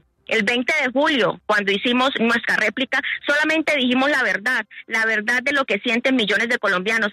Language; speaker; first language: Spanish; native; Spanish